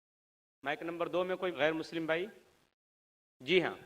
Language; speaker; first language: Hindi; native; Hindi